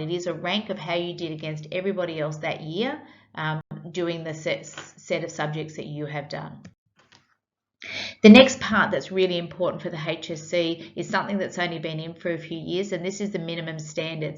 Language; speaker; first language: English; native; English